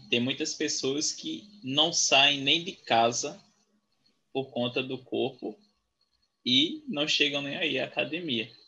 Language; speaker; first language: Portuguese; native; Portuguese